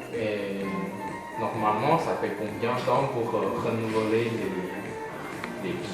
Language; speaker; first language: French; non-native, learner; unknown